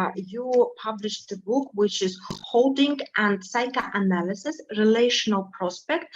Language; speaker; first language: English; non-native, fluent; Ukrainian